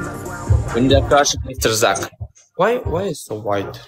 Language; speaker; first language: English; non-native, learner; Russian